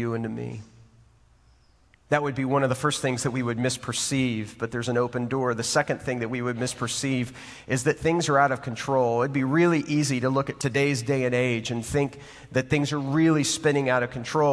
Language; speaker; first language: English; native; English